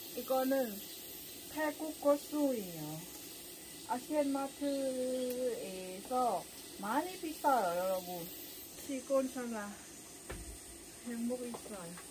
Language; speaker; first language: Korean; non-native, learner; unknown